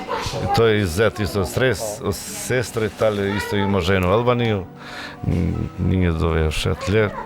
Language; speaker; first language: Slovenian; non-native, learner; Albanian